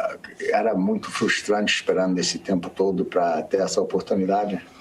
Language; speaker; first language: Portuguese; non-native, fluent; English